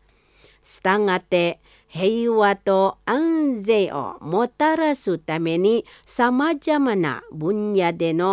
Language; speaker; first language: Japanese; non-native, fluent; Indonesian